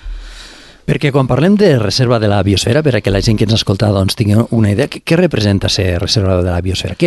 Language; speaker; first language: Catalan; native; Catalan